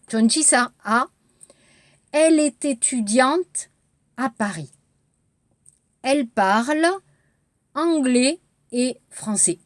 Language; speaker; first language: French; native; French